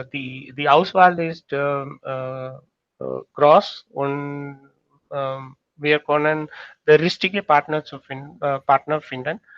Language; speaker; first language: German; non-native, learner; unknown